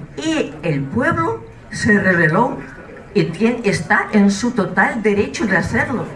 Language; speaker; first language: Spanish; non-native, fluent; Russian